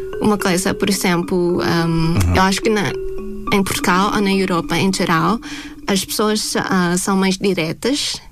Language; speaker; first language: Portuguese; non-native, fluent; Thai